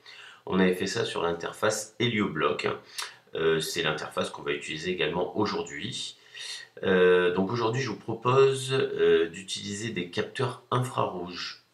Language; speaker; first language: French; native; French